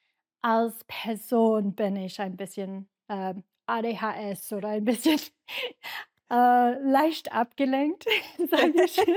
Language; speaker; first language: German; non-native, fluent; English